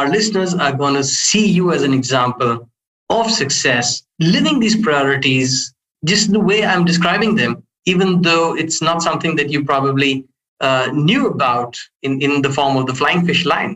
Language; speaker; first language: English; non-native, local second language; Hindi